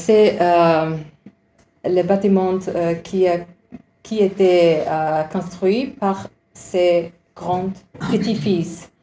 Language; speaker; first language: French; non-native, learner; Uzbek